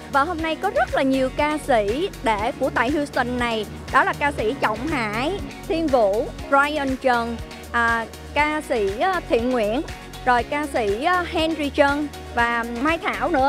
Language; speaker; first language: Vietnamese; native; Vietnamese